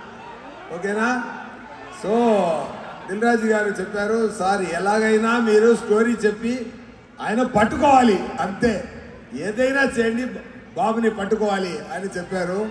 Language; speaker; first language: Telugu; non-native, learner; Tamil